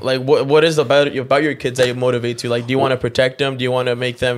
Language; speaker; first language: English; early bilingual, other home language; Spanish